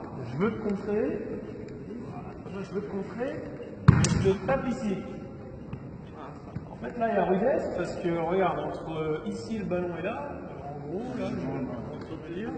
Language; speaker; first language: French; native; French